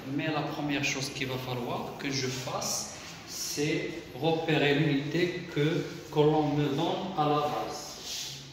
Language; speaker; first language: French; non-native, local second language; Arabic